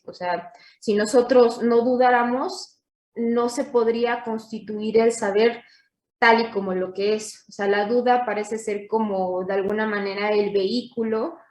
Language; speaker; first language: Spanish; native; Spanish